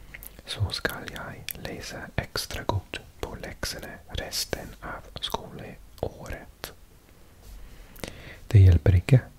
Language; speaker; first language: Norwegian; non-native, learner; English